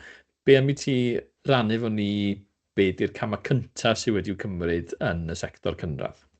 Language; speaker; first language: Welsh; native; Welsh